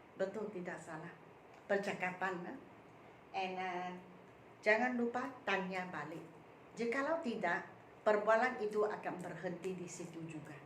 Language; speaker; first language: Malay; non-native, local second language; Min Nan Chinese